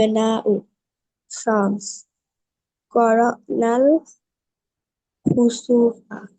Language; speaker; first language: Arabic; non-native, learner; Bangla